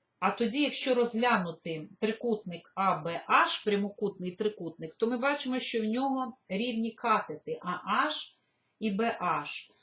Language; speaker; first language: Ukrainian; native; Ukrainian